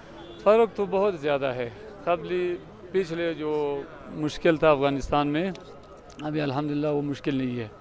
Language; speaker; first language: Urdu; non-native, learner; Pashto